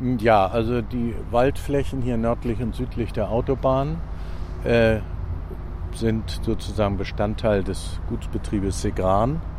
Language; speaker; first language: German; native; German